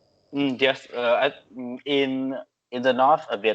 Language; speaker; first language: English; non-native, learner; Vietnamese